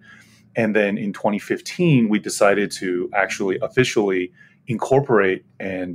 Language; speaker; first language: English; native; English